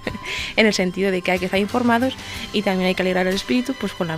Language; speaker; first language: Spanish; native; Spanish